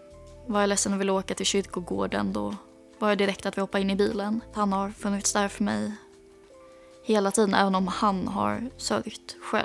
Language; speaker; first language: Swedish; native; Swedish